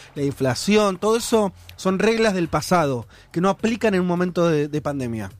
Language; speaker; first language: Spanish; native; Spanish